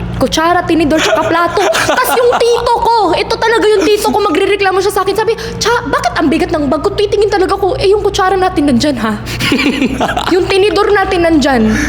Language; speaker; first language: Filipino; non-native, local second language; Cebuano